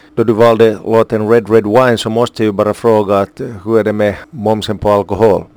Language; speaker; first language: Swedish; native; Swedish